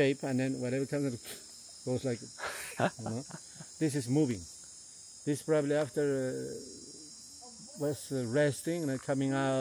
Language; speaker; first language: English; non-native, fluent; Spanish